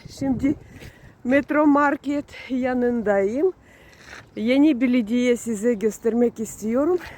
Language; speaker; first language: Turkish; non-native, learner; Russian